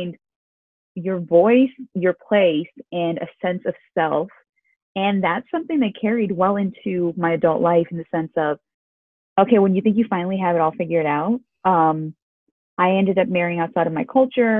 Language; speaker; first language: English; early bilingual, other home language; Urdu